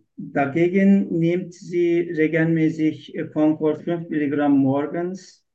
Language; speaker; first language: German; non-native, learner; Turkish